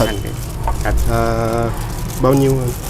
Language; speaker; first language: Vietnamese; early bilingual, heritage; Vietnamese